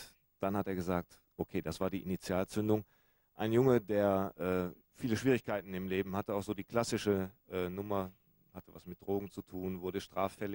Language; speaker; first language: German; native; German